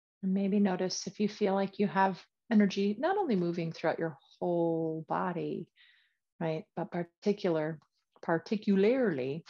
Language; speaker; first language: English; native; English